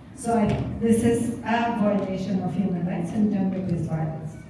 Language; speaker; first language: English; non-native, fluent; Persian